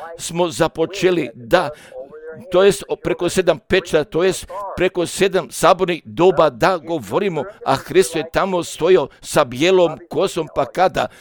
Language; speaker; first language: Croatian; early bilingual, heritage; Croatian